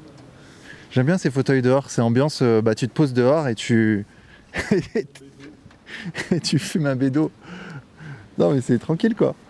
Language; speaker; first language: French; native; French